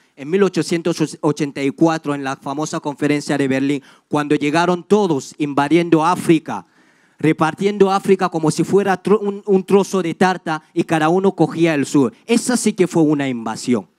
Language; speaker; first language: Spanish; non-native, fluent; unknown